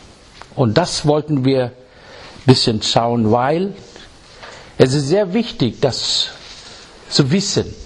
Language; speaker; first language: German; non-native, fluent; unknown